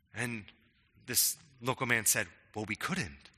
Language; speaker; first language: English; native; English